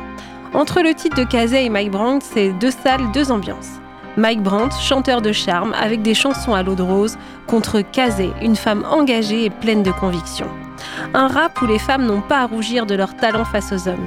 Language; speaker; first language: French; native; French